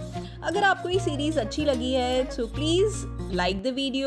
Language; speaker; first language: Hindi; native; Hindi